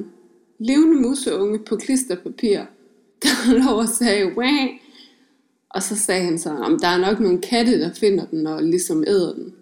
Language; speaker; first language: Danish; native; Danish